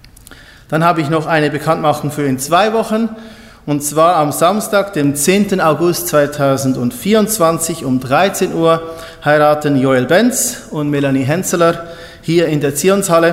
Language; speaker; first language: German; native; German